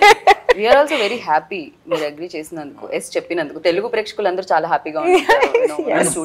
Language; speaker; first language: Telugu; native; Telugu